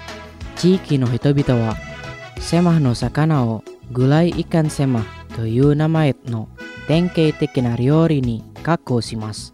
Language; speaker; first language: Japanese; non-native, fluent; Indonesian